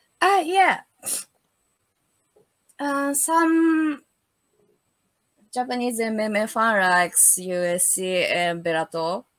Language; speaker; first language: English; non-native, learner; Japanese